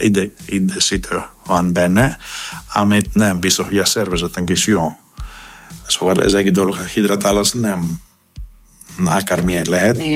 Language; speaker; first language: Hungarian; non-native, learner; Greek